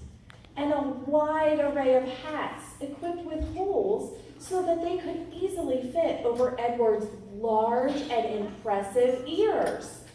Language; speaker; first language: English; native; English